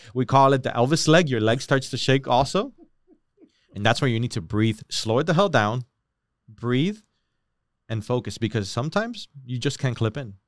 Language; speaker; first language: English; native; English